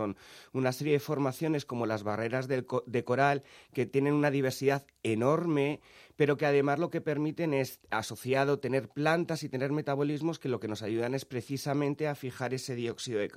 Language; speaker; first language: Spanish; native; Spanish